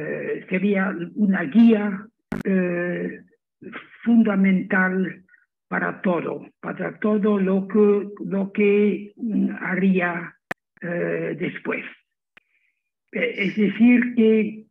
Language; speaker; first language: Spanish; non-native, fluent; German